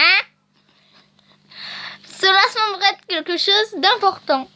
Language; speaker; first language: French; native; French